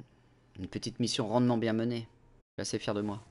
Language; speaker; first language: French; native; French